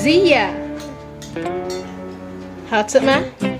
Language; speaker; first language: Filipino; non-native, local second language; Hiligaynon